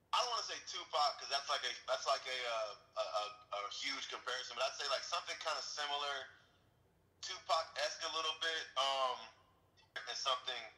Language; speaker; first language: English; native; English